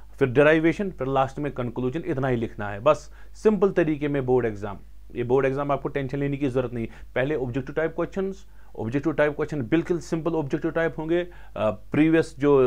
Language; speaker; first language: Hindi; non-native, local second language; Kashmiri